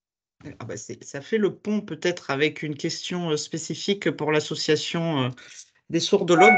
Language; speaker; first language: French; native; French